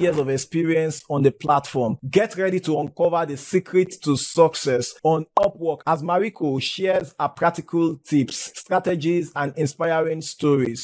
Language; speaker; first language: English; non-native, local second language; Yoruba